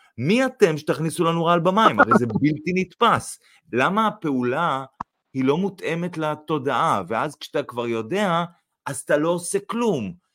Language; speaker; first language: Hebrew; non-native, fluent; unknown